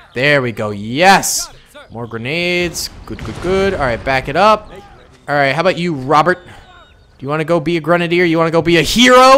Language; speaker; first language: English; native; English